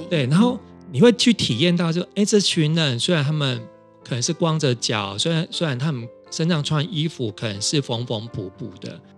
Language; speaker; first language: Chinese; native; Chinese